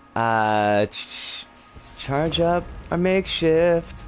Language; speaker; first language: English; native; English